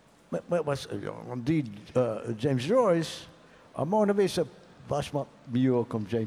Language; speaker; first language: French; non-native, learner; English